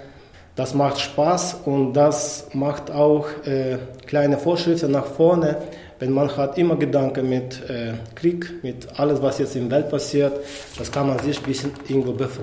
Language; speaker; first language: German; non-native, fluent; Ukrainian